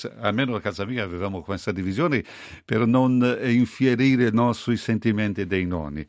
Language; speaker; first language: Italian; non-native, fluent; Portuguese